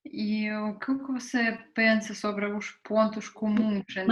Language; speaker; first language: Portuguese; non-native, fluent; Russian